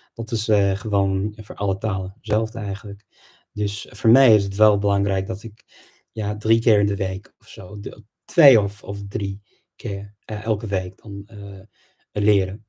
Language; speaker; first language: Dutch; non-native, fluent; English